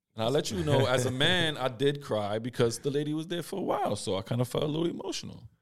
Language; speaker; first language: English; native; English